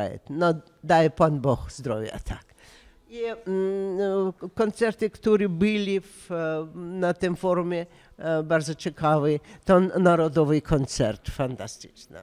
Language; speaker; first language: Polish; non-native, learner; Russian